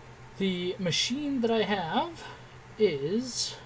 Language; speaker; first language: English; native; English